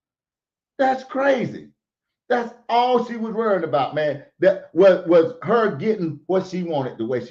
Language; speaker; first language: English; native; English